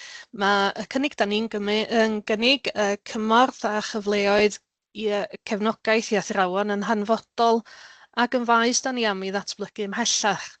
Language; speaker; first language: Welsh; native; Welsh